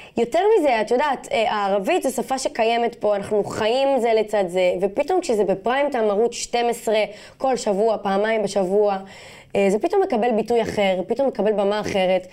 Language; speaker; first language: Hebrew; non-native, local second language; Arabic